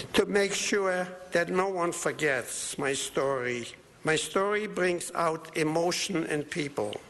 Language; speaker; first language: English; non-native, fluent; Polish